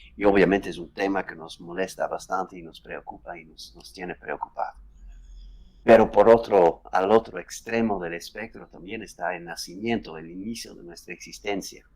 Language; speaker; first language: Spanish; non-native, fluent; Dutch